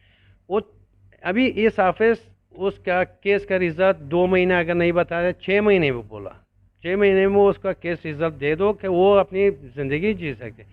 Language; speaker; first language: Hindi; non-native, learner; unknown